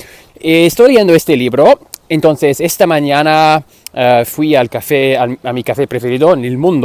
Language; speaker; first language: Spanish; non-native, fluent; English